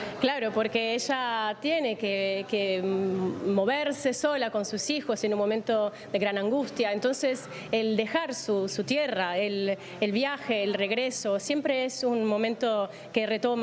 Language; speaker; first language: Spanish; native; Spanish